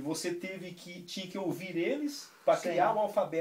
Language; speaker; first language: Portuguese; native; Portuguese